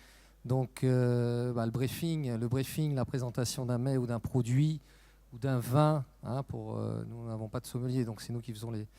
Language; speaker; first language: French; native; French